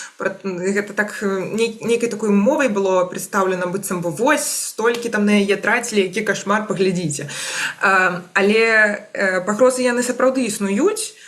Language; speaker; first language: Belarusian; non-native, local second language; Russian